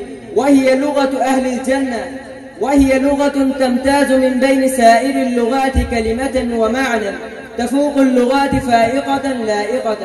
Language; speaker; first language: Arabic; non-native, learner; Urdu